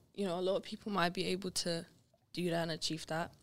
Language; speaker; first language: English; non-native, fluent; Lithuanian